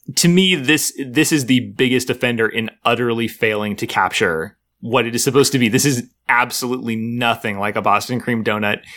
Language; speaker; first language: English; native; English